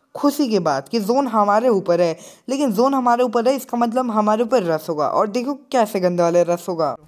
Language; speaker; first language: Hindi; native; Hindi